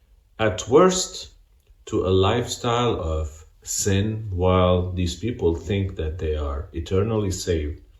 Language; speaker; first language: English; non-native, fluent; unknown